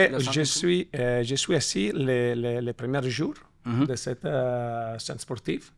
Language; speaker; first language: French; non-native, learner; Italian